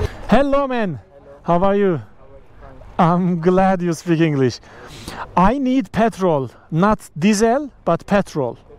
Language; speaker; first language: English; non-native, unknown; Turkish